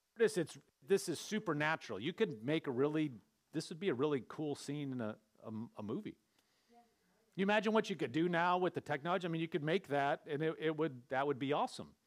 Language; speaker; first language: English; native; English